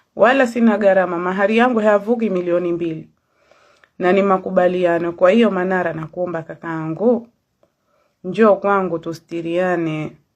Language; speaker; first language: Swahili; native; Swahili